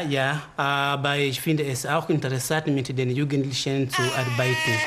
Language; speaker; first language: German; non-native, fluent; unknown